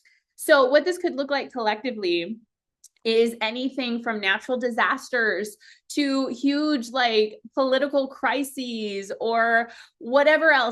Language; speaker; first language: English; native; English